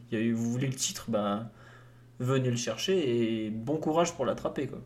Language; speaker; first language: French; native; French